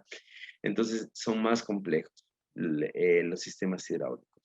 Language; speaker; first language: Spanish; native; Spanish